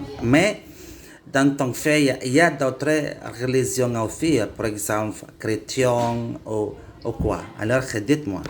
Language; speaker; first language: French; non-native, learner; Indonesian